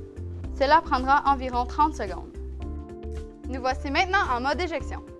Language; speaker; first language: French; native; French